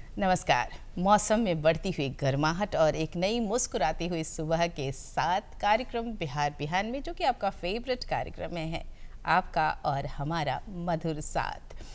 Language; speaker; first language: Hindi; native; Hindi